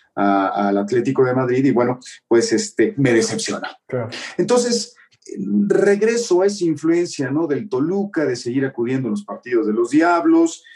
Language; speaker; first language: Spanish; native; Spanish